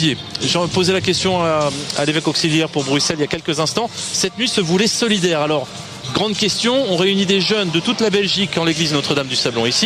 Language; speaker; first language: French; native; French